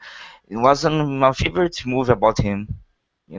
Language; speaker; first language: English; non-native, learner; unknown